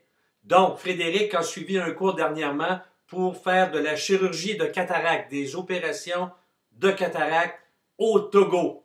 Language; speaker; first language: French; native; French